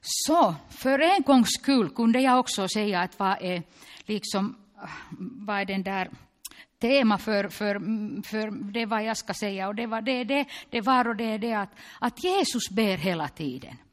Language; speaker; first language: Swedish; non-native, local second language; Finnish